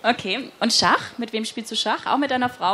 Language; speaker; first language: German; native; German